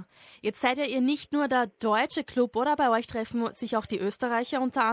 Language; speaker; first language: German; native; German